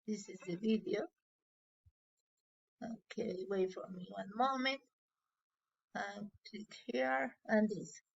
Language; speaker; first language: English; non-native, learner; Spanish